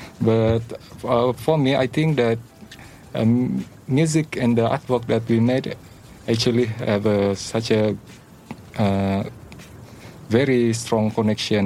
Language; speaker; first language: English; non-native, learner; Malay